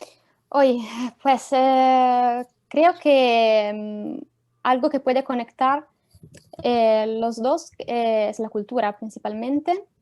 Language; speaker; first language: Spanish; non-native, fluent; Italian